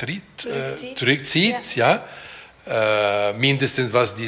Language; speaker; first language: German; non-native, local second language; Italian